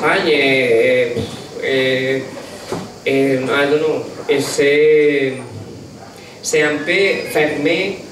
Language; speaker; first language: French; non-native, learner; Catalan